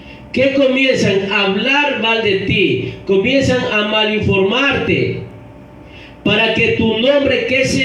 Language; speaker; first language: Spanish; native; Spanish